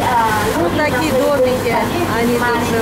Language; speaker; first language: Russian; native; Russian